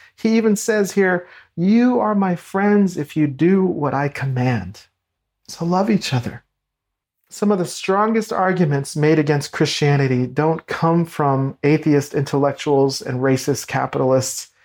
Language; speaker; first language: English; native; English